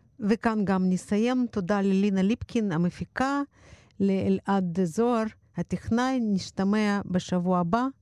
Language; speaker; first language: Hebrew; non-native, fluent; Russian